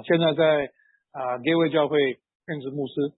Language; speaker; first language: Chinese; native; Chinese